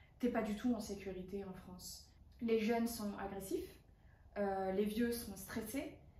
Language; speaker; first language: French; native; French